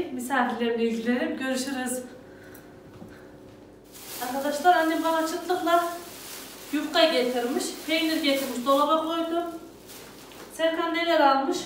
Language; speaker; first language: Turkish; native; Turkish